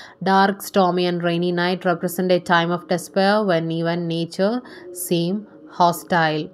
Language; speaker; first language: English; non-native, local second language; Malayalam